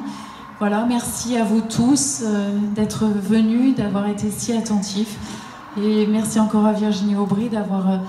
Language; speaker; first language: French; native; French